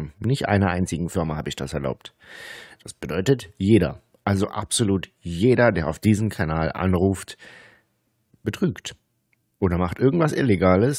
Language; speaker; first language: German; native; German